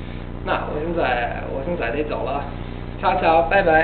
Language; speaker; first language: Chinese; non-native, learner; Italian